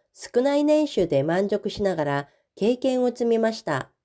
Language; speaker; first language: Japanese; non-native, fluent; Korean